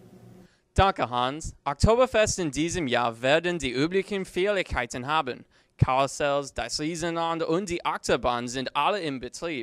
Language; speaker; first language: German; non-native, learner; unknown